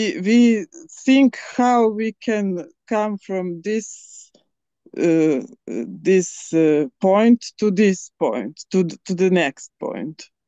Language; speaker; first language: English; non-native, learner; Serbian